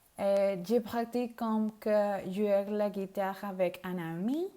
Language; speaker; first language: French; non-native, learner; Spanish